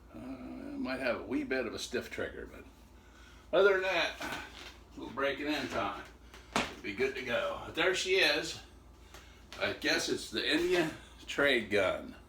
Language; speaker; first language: English; native; English